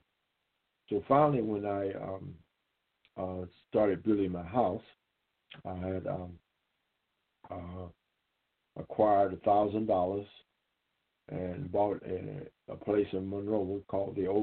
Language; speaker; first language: English; native; English